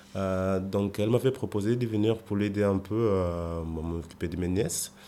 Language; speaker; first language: French; non-native, fluent; Portuguese